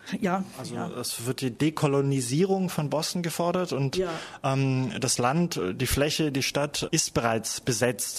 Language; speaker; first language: German; native; German